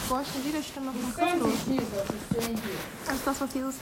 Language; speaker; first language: German; native; German